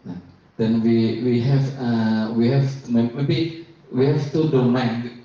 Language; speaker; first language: English; non-native, learner; Indonesian